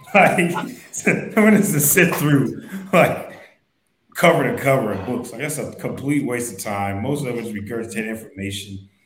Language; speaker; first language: English; native; English